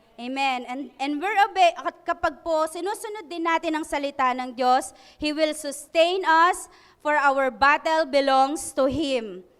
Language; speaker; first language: Filipino; non-native, local second language; Pampanga